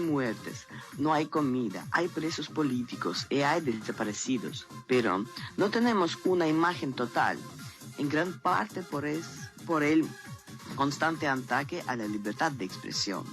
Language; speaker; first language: Spanish; non-native, learner; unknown